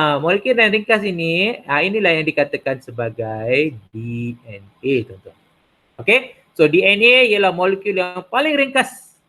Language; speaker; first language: Malay; non-native, local second language; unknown